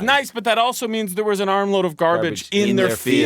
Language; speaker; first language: English; native; English